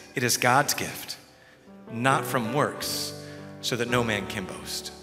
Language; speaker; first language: English; native; English